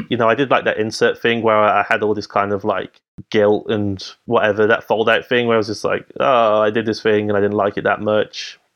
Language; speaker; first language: English; native; English